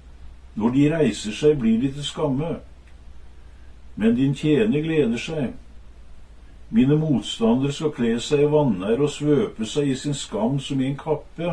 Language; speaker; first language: Norwegian; native; Norwegian